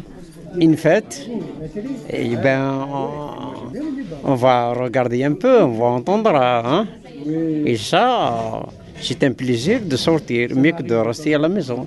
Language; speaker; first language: French; non-native, learner; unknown